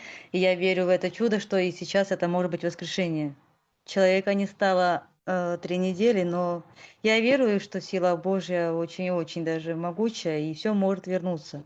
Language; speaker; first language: Russian; native; Russian